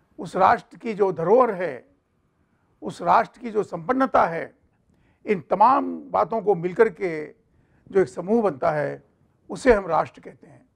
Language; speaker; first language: Hindi; non-native, local second language; Marathi